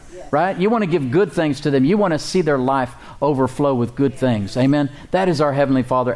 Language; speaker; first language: English; native; English